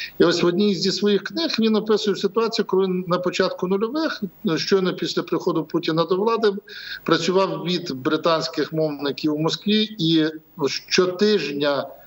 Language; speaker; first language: Ukrainian; native; Ukrainian